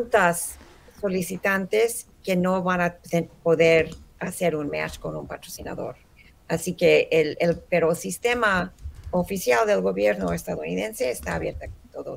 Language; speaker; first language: Spanish; early bilingual, heritage; Spanish